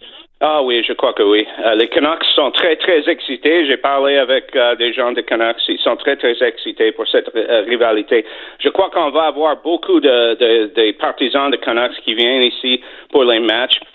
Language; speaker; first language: French; non-native, fluent; English